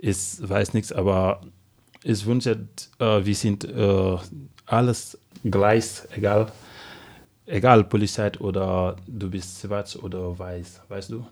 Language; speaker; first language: German; non-native, learner; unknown